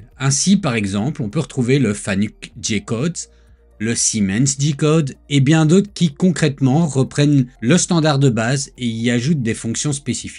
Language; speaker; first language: French; native; French